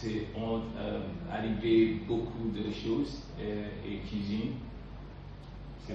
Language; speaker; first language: French; non-native, learner; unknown